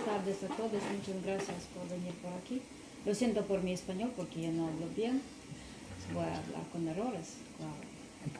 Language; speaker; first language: Spanish; non-native, learner; Russian